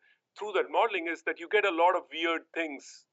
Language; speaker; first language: English; non-native, local second language; Tamil